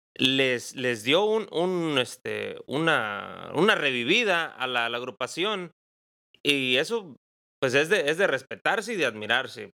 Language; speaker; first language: Spanish; native; Spanish